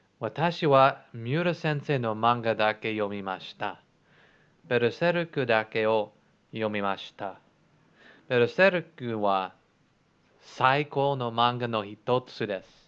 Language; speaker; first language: Japanese; non-native, learner; English